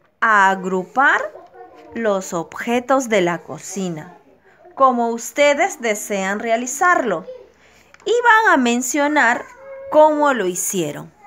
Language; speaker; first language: Spanish; native; Spanish